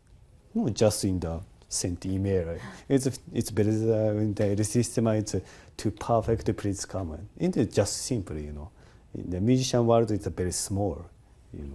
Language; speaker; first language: English; non-native, learner; Japanese